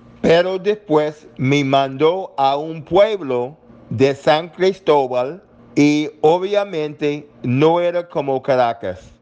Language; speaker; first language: Spanish; non-native, learner; English